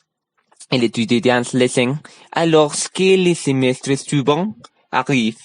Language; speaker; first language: French; non-native, learner; Spanish